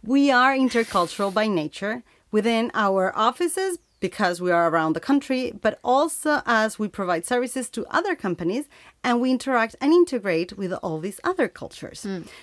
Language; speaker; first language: English; non-native, fluent; Spanish